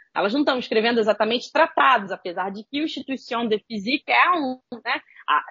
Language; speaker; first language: Portuguese; native; Portuguese